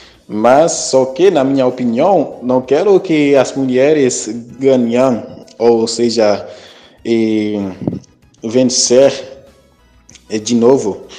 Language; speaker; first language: Portuguese; non-native, fluent; Haitian Creole